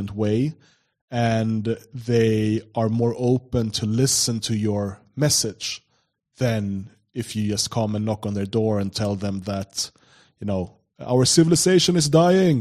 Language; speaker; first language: English; non-native, fluent; Swedish